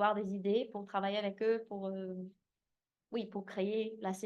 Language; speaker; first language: French; early bilingual, heritage; English